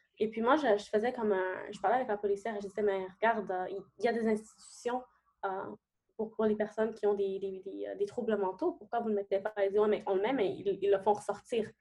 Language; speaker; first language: French; early bilingual, other home language; Arabic